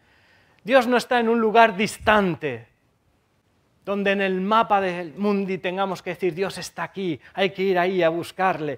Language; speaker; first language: Spanish; native; Spanish